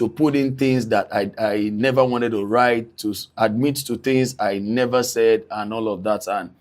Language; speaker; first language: English; non-native, local second language; Yoruba